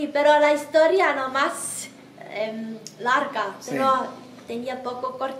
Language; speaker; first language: Spanish; non-native, learner; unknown